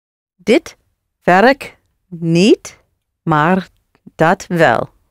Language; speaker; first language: Dutch; non-native, learner; English